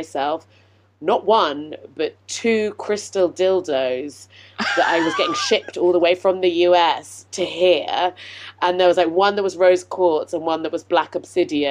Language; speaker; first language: English; native; English